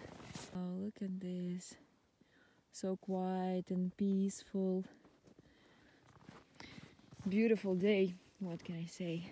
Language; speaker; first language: English; non-native, learner; Russian